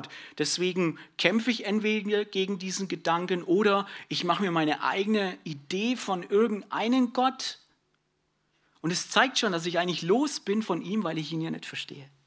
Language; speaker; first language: German; native; German